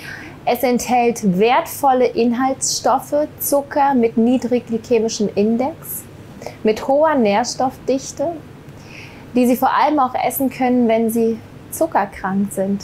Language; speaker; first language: German; native; German